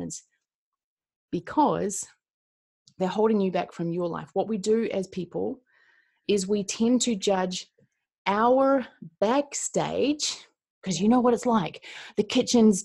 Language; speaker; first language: English; native; English